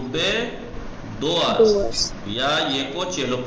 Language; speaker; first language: Persian; non-native, fluent; Urdu